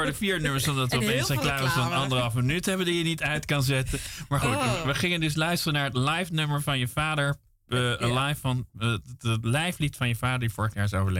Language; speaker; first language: Dutch; native; Dutch